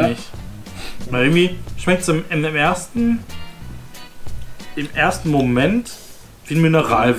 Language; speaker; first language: German; native; German